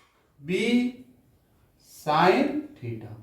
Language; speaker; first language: Hindi; native; Hindi